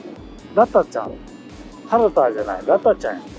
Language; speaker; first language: Japanese; native; Japanese